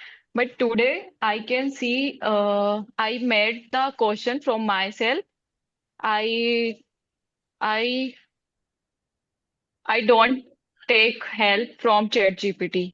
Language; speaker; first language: English; non-native, learner; Hindi